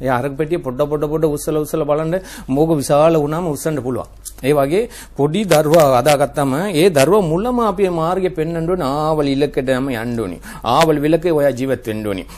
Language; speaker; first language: Sinhala; non-native, fluent; Tamil